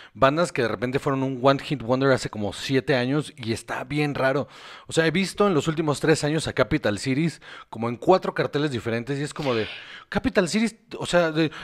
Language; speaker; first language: Spanish; native; Spanish